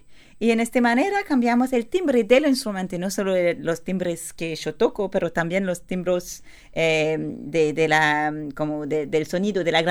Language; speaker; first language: Spanish; non-native, learner; French